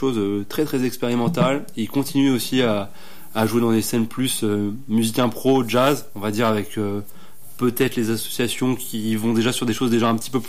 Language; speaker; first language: French; native; French